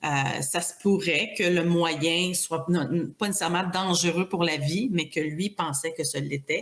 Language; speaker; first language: French; native; French